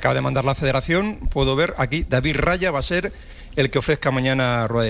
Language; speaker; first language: Spanish; native; Spanish